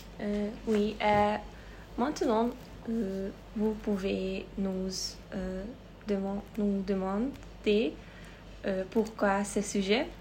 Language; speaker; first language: French; non-native, learner; Hungarian